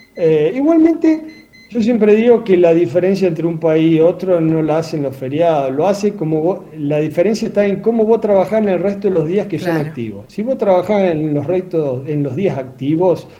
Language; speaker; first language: Spanish; native; Spanish